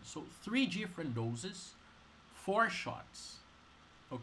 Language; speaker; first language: English; non-native, fluent; Portuguese